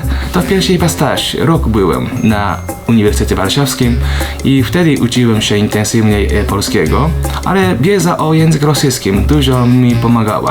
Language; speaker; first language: Polish; non-native, fluent; Japanese